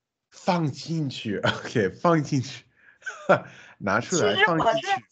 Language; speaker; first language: Chinese; non-native, learner; English